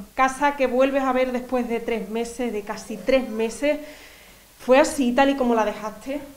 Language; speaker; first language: Spanish; native; Spanish